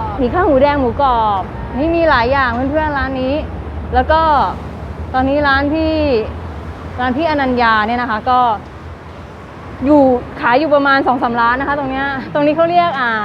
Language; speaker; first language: Thai; native; Thai